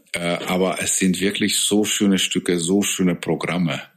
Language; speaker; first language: German; non-native, fluent; Hungarian